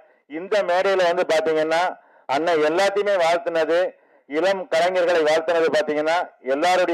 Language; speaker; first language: Tamil; native; Tamil